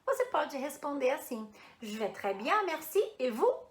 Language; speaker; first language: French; non-native, fluent; Portuguese